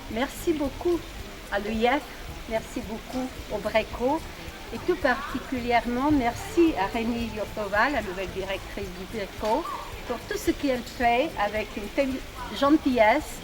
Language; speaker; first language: French; non-native, fluent; Macedonian